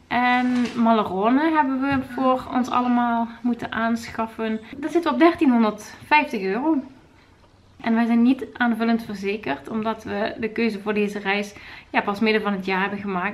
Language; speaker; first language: Dutch; native; Dutch